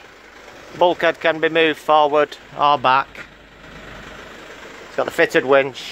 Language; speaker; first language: English; native; English